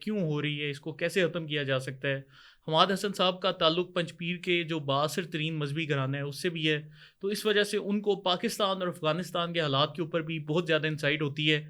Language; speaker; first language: Urdu; native; Urdu